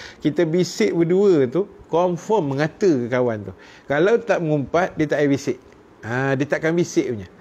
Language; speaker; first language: Malay; native; Malay